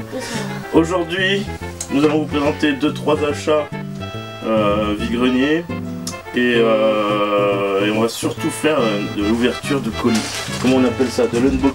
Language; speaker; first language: French; native; French